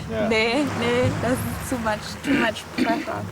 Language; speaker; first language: German; native; German